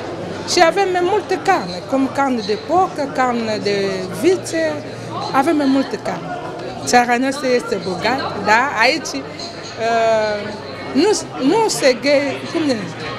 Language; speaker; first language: Romanian; non-native, learner; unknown